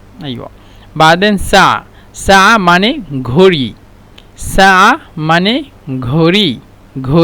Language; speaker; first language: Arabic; non-native, fluent; Bangla